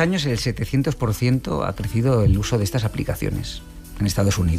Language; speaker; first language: Spanish; native; Spanish